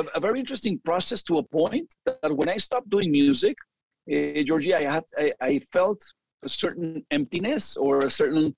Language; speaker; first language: English; early bilingual, other home language; Spanish